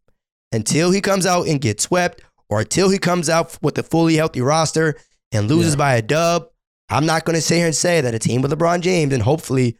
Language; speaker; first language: English; native; English